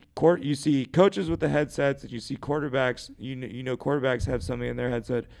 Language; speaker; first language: English; native; English